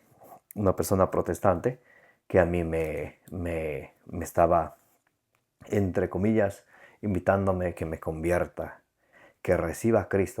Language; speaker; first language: Spanish; native; Spanish